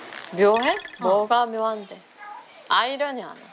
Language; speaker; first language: Korean; native; Korean